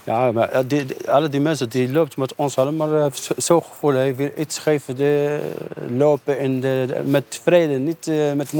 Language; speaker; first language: Dutch; non-native, learner; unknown